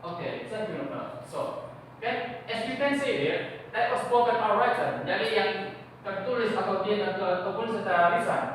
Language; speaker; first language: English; non-native, learner; Indonesian